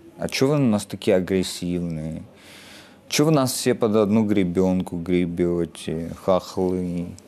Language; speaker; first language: Ukrainian; non-native, local second language; Russian